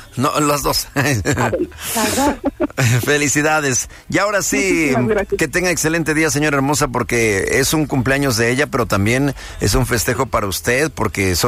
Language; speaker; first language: Spanish; native; Spanish